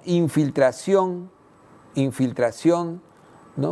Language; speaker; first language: Spanish; native; Spanish